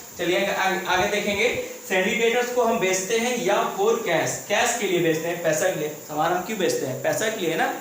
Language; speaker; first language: Hindi; native; Hindi